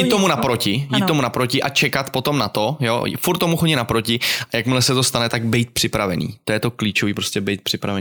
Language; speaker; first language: Czech; native; Czech